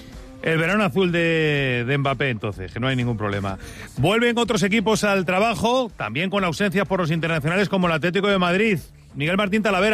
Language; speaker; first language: Spanish; native; Spanish